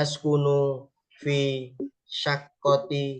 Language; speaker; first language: Arabic; non-native, fluent; Indonesian